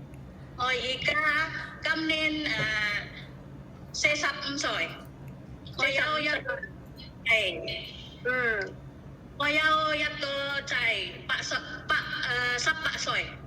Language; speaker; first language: Cantonese; non-native, learner; Indonesian